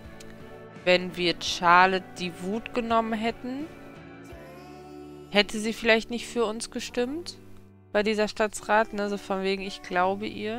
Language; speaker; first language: German; native; German